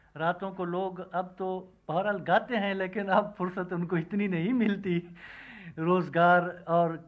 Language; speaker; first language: Urdu; non-native, local second language; Punjabi